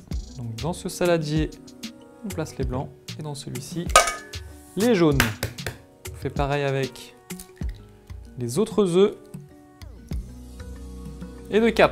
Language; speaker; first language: French; native; French